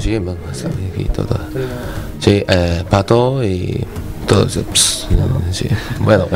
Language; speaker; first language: Spanish; non-native, learner; Japanese